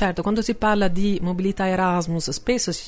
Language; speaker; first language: Italian; native; Italian